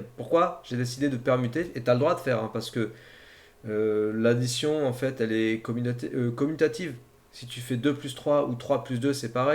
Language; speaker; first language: French; native; French